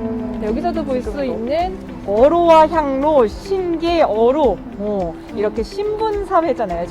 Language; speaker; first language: Korean; native; Korean